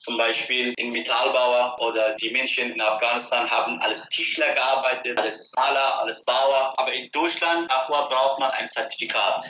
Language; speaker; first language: German; non-native, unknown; Persian